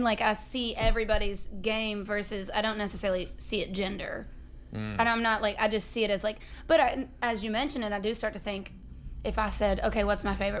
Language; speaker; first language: English; native; English